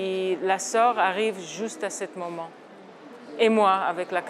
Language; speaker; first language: French; non-native, fluent; Hebrew